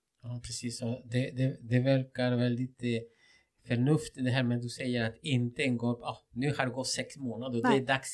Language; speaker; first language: Swedish; non-native, fluent; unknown